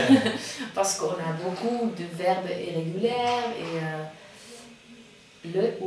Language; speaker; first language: French; non-native, fluent; Dutch